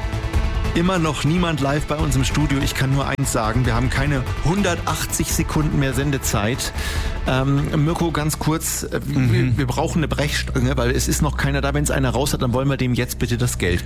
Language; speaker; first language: German; native; German